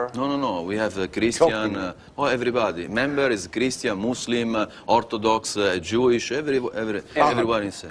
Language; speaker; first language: English; non-native, learner; Italian